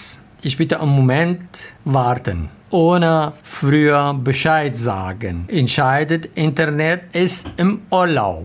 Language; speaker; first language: German; non-native, learner; Arabic